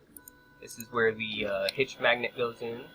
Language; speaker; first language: English; native; English